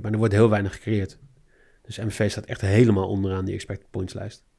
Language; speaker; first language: Dutch; native; Dutch